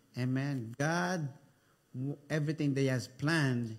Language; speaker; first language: English; non-native, local second language; Filipino